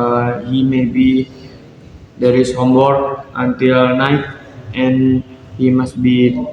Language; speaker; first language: English; non-native, learner; Indonesian